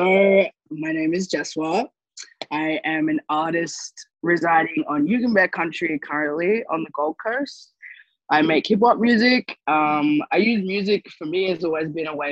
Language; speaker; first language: English; native; English